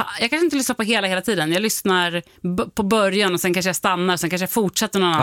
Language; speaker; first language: Swedish; native; Swedish